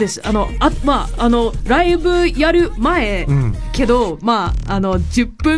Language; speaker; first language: Japanese; non-native, learner; English